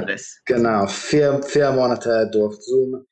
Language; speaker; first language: German; non-native, fluent; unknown